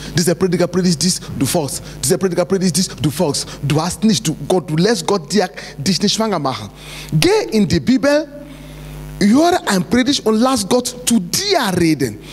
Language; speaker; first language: German; non-native, fluent; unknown